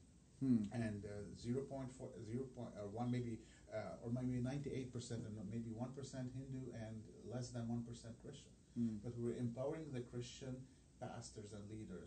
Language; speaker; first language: English; non-native, fluent; Arabic